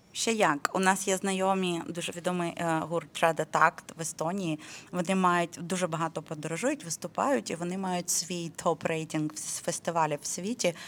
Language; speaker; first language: Ukrainian; native; Ukrainian